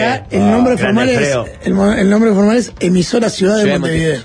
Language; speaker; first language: Spanish; native; Spanish